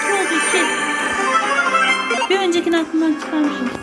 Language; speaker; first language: Turkish; native; Turkish